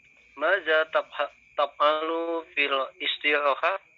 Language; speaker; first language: Arabic; non-native, learner; Indonesian